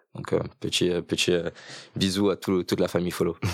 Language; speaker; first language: French; early bilingual, other home language; Portuguese